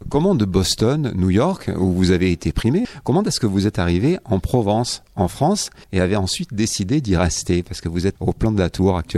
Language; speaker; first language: French; native; French